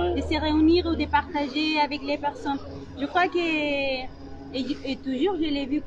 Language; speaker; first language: French; non-native, learner; Spanish